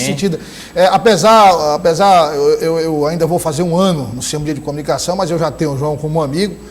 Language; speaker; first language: Portuguese; native; Portuguese